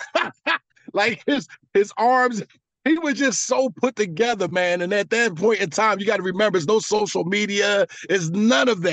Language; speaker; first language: English; native; English